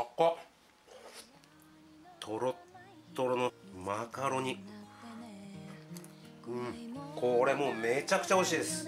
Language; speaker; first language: Japanese; native; Japanese